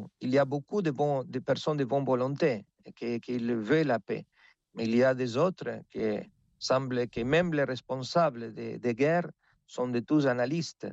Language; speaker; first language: French; non-native, fluent; Spanish